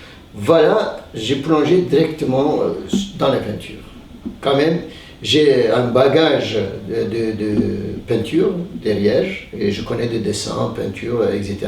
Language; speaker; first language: French; non-native, learner; Turkish